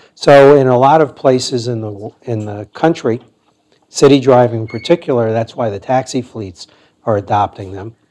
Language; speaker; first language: English; native; English